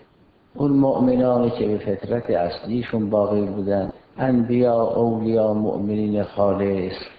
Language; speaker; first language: Persian; native; Persian